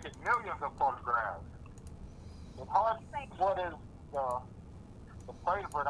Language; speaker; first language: English; native; English